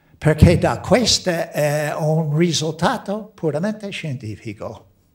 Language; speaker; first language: Italian; non-native, fluent; English